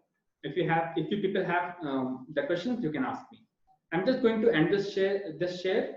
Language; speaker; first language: English; non-native, local second language; Hindi